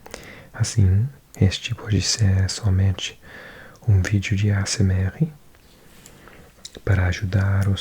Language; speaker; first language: Portuguese; non-native, learner; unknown